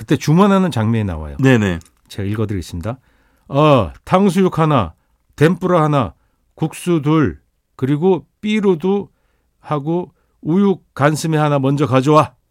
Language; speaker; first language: Korean; native; Korean